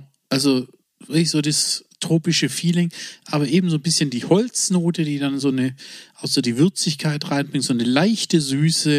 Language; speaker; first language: German; native; German